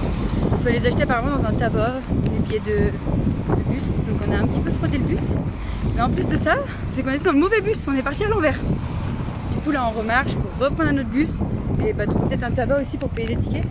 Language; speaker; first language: French; native; French